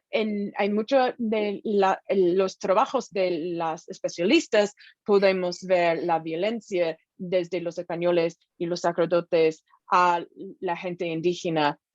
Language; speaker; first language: Spanish; non-native, fluent; English